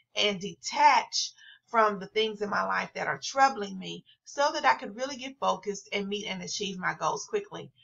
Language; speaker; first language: English; native; English